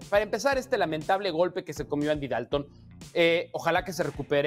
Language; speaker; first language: Spanish; native; Spanish